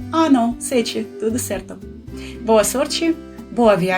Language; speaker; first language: Portuguese; non-native, fluent; Russian